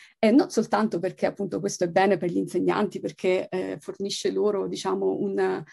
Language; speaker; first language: Italian; native; Italian